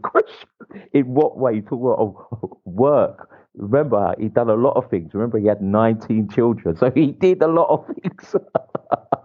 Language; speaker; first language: English; native; English